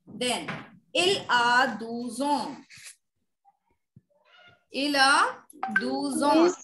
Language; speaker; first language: French; non-native, fluent; Hindi